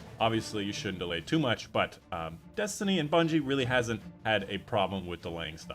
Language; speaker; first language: English; native; English